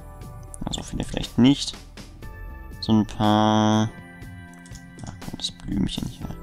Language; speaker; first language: German; native; German